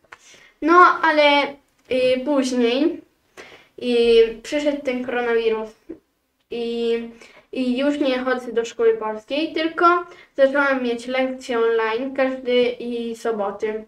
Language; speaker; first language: Polish; early bilingual, heritage; Polish